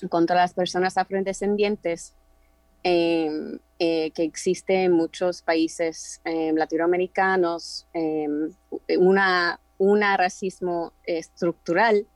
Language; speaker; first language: Spanish; early bilingual, heritage; Spanish